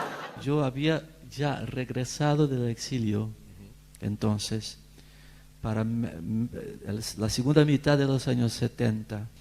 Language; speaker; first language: Spanish; non-native, fluent; Portuguese